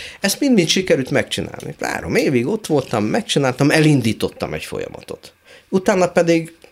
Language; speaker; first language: Hungarian; native; Hungarian